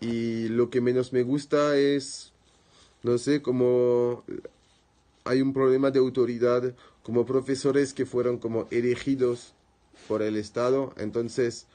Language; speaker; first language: Spanish; non-native, learner; French